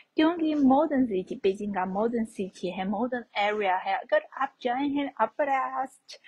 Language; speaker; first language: Urdu; non-native, fluent; Chinese